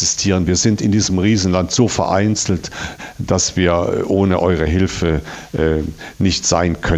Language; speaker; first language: German; native; German